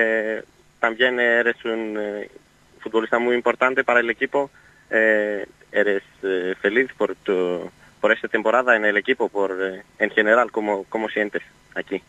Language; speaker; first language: Spanish; non-native, learner; Greek